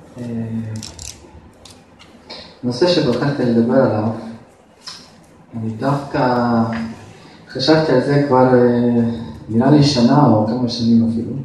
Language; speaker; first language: Hebrew; non-native, fluent; Russian